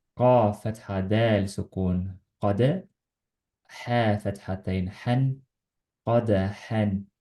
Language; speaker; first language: Arabic; non-native, learner; Estonian